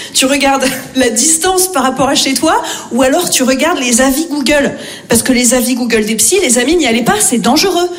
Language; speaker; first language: French; native; French